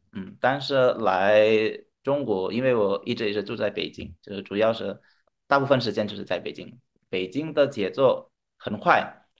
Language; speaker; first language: Chinese; non-native, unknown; Indonesian